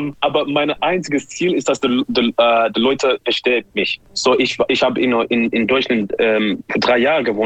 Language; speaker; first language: German; non-native, learner; English